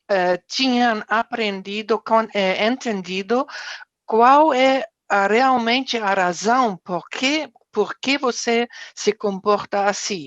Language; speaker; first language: Portuguese; non-native, fluent; German